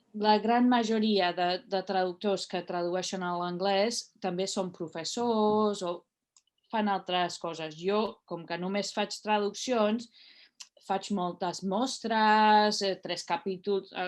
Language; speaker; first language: Catalan; non-native, fluent; English